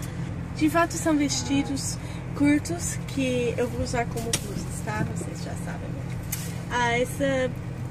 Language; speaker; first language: Portuguese; non-native, fluent; English